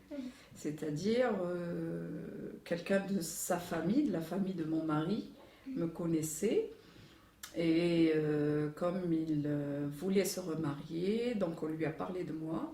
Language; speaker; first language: French; non-native, local second language; Arabic